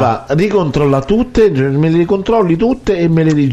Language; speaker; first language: Italian; native; Italian